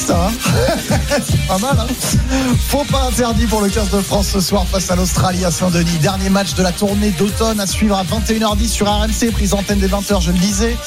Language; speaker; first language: French; native; French